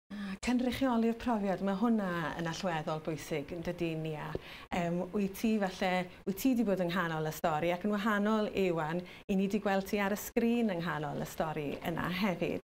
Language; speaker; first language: Welsh; native; Welsh